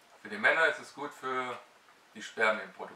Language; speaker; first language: German; native; German